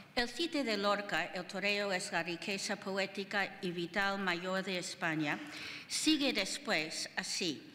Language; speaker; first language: Spanish; non-native, fluent; English